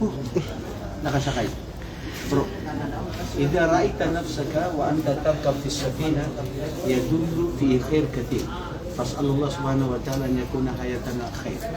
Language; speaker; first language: Arabic; non-native, fluent; Maranao